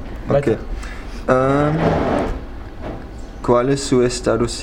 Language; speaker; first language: Spanish; non-native, learner; German